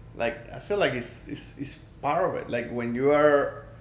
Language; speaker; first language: English; non-native, fluent; Spanish